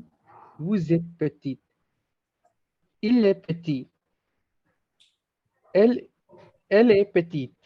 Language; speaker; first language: French; non-native, learner; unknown